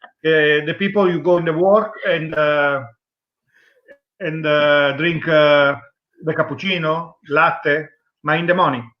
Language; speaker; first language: English; non-native, learner; Italian